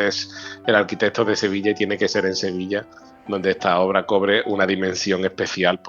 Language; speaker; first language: Spanish; native; Spanish